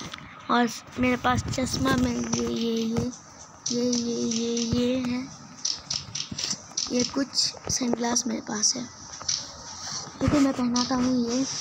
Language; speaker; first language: Hindi; non-native, local second language; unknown